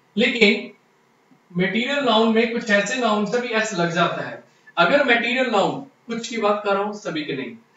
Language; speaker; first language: Hindi; non-native, local second language; Punjabi